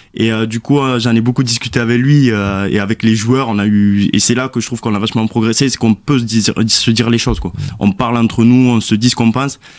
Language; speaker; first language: French; native; French